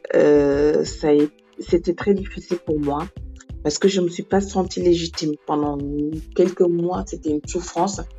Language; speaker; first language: French; non-native, local second language; Wolof